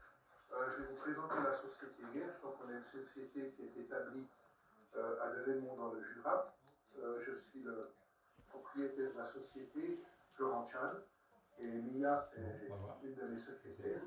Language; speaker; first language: French; native; French